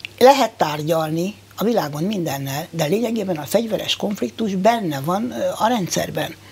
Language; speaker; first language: Hungarian; native; Hungarian